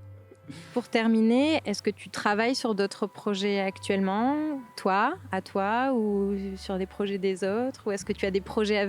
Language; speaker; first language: French; native; French